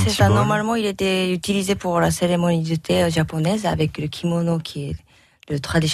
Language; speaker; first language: French; non-native, learner; Japanese